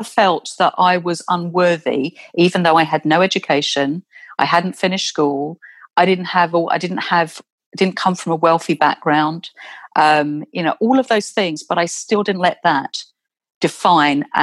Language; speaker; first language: English; native; English